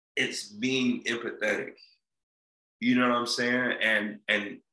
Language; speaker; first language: English; native; English